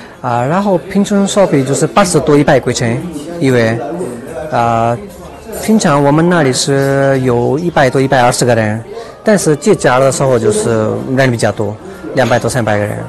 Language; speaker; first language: Chinese; non-native, fluent; Hindi